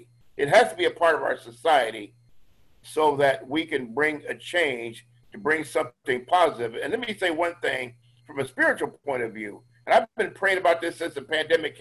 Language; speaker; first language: English; native; English